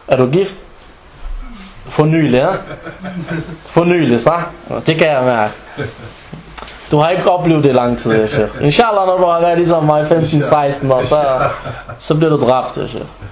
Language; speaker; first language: Danish; non-native, fluent; Arabic